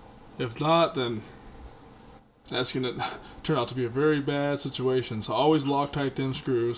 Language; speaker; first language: English; native; English